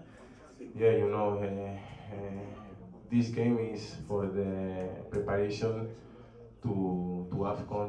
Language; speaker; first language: English; non-native, learner; Spanish